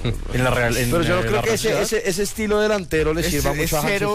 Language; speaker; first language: Spanish; native; Spanish